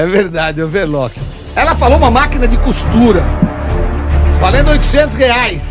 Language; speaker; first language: Portuguese; native; Portuguese